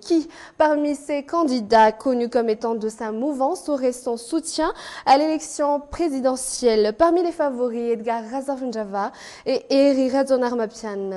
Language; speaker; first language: French; non-native, local second language; Malagasy